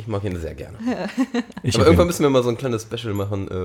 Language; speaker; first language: German; native; German